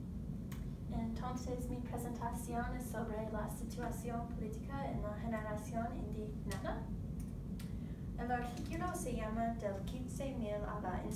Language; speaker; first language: Spanish; non-native, learner; English